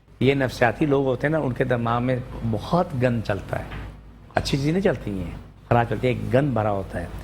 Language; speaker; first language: Urdu; non-native, local second language; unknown